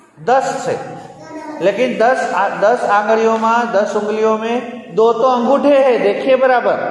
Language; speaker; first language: Hindi; non-native, local second language; Gujarati